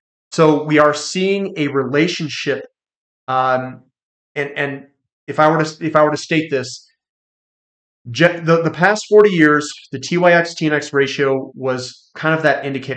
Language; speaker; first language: English; native; English